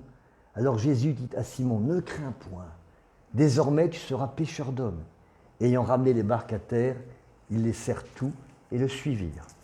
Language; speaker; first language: French; native; French